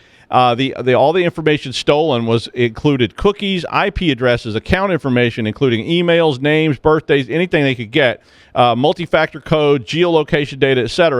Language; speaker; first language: English; native; English